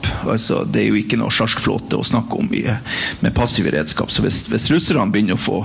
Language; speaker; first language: Norwegian; native; Norwegian